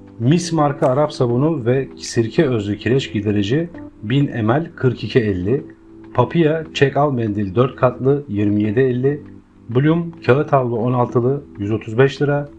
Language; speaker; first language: Turkish; native; Turkish